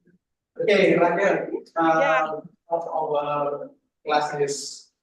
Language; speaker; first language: English; non-native, fluent; Indonesian